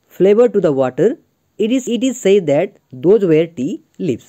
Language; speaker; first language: English; non-native, local second language; Assamese